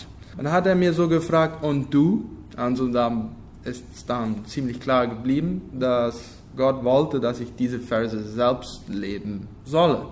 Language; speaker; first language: German; non-native, local second language; Low German